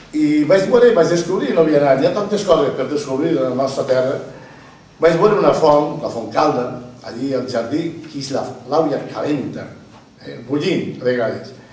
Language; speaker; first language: Catalan; native; Catalan